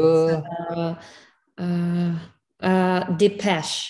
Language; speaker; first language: French; non-native, learner; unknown